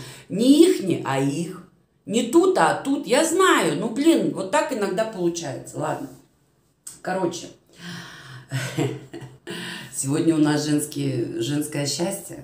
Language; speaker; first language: Russian; native; Russian